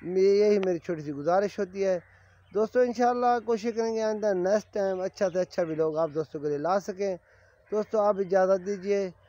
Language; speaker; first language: Urdu; non-native, local second language; Saraiki